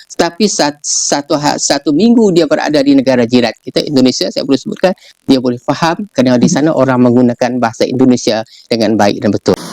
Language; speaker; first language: Malay; native; Malay